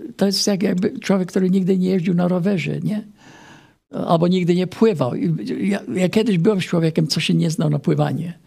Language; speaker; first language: Polish; non-native, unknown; English